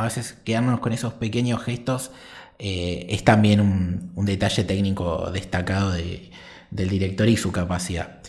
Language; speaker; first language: Spanish; native; Spanish